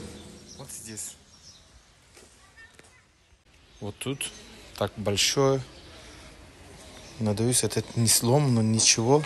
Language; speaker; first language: Russian; non-native, learner; Turkish